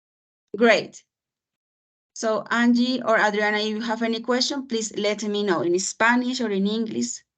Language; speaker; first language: English; non-native, fluent; Spanish